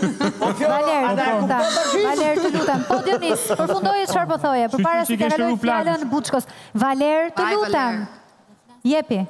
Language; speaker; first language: Albanian; native; Albanian